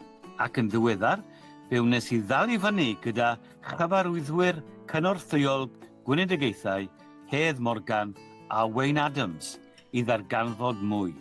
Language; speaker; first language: Welsh; native; Welsh